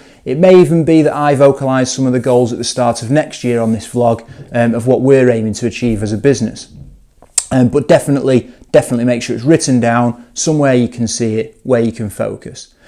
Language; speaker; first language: English; native; English